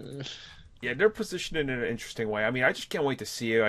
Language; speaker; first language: English; native; English